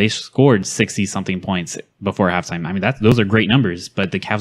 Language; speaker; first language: English; native; English